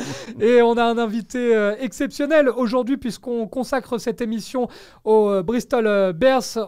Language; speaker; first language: French; native; French